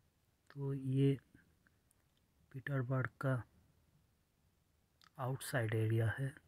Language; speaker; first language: Hindi; non-native, local second language; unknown